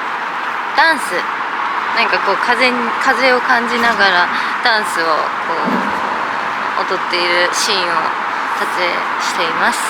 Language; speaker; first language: Japanese; native; Japanese